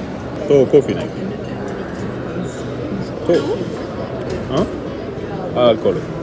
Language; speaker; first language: Japanese; non-native, learner; French